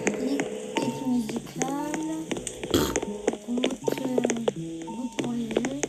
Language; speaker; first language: French; early bilingual, other home language; Portuguese